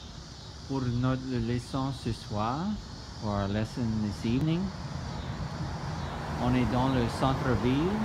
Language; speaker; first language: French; non-native, learner; English